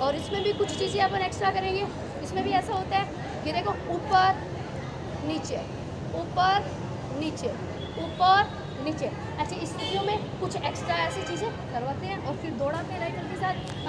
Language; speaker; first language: Hindi; native; Hindi